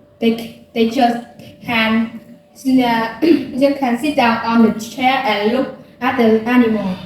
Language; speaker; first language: English; non-native, learner; Vietnamese